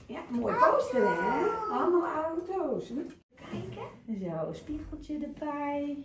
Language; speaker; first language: Dutch; native; Dutch